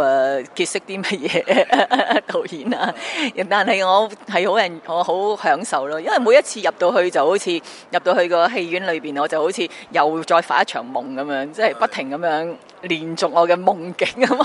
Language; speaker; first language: Chinese; native; Chinese